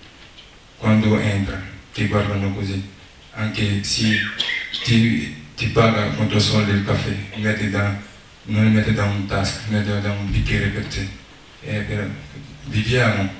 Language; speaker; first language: Italian; non-native, learner; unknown